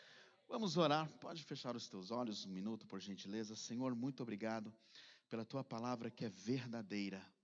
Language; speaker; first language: Portuguese; native; Portuguese